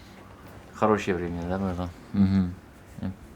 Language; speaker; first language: Russian; non-native, fluent; Dutch